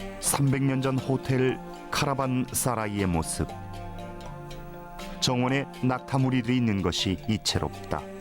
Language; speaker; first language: Korean; native; Korean